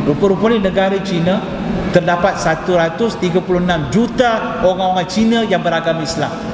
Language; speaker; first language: Malay; non-native, local second language; Tamil